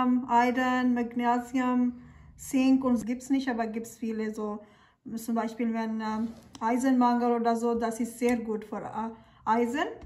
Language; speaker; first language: German; non-native, learner; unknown